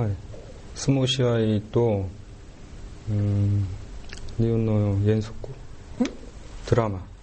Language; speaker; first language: Japanese; non-native, learner; Korean